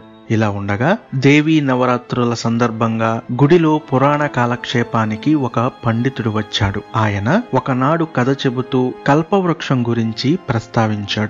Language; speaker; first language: Telugu; native; Telugu